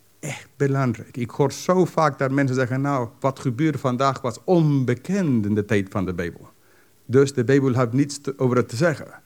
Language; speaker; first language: Dutch; non-native, fluent; English